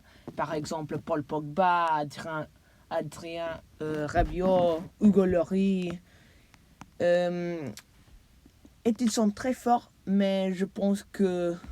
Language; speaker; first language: French; non-native, learner; English